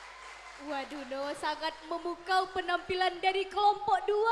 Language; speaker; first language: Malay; non-native, local second language; Minangkabau